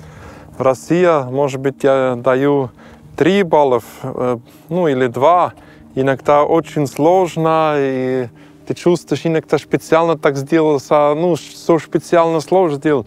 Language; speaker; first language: Russian; non-native, learner; German